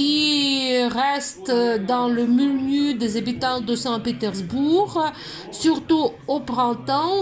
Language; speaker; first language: French; non-native, fluent; Russian